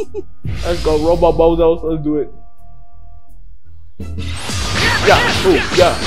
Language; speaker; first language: English; native; English